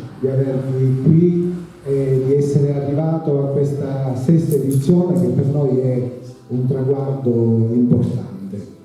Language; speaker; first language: Italian; native; Italian